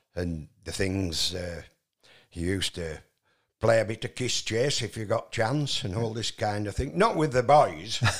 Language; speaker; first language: English; native; English